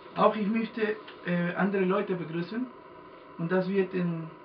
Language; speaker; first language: German; non-native, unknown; Spanish